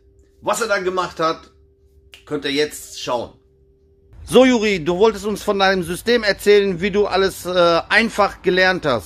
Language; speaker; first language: German; native; German